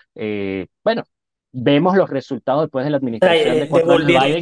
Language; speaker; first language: Spanish; native; Spanish